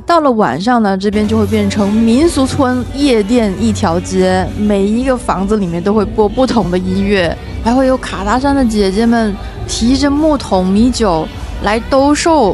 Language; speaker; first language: Chinese; native; Chinese